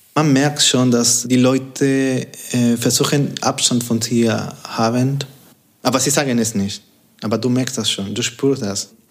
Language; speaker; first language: German; non-native, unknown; Spanish